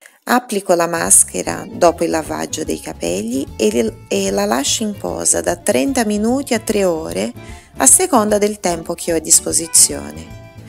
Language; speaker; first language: Italian; non-native, fluent; Portuguese